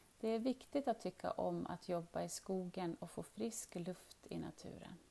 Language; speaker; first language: Swedish; non-native, learner; Arabic